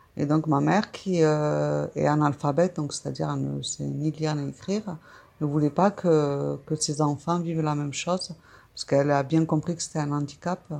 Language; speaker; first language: French; early bilingual, other home language; Arabic